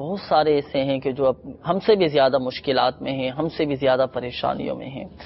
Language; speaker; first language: Urdu; native; Urdu